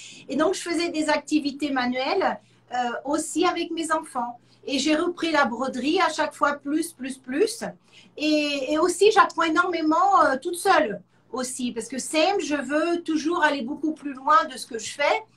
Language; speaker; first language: French; native; French